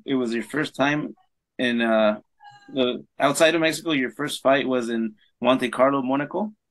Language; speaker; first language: English; early bilingual, other home language; Spanish